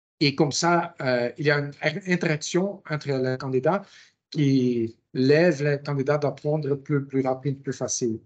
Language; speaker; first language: French; non-native, local second language; Dutch